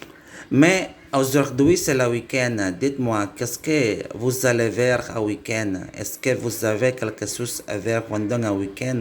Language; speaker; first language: French; non-native, learner; Indonesian